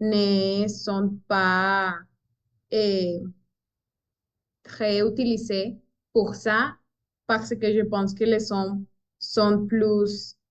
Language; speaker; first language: French; non-native, learner; Spanish